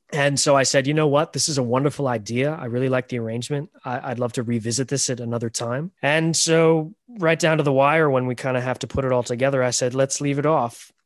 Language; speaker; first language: English; native; English